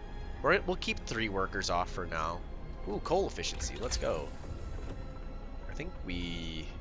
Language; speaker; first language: English; native; English